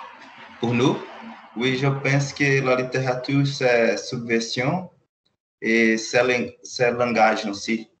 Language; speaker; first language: French; non-native, learner; Portuguese